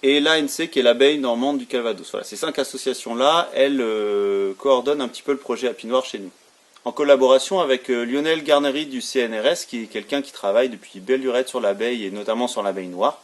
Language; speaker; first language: French; native; French